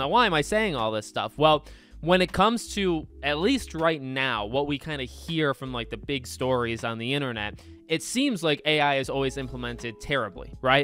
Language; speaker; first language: English; native; English